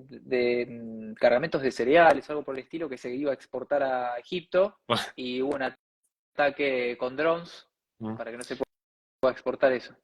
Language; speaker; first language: Spanish; native; Spanish